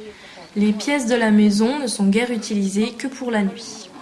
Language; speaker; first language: French; native; French